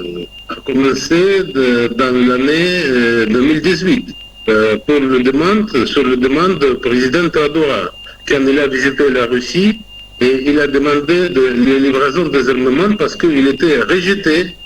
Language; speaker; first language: French; non-native, fluent; Russian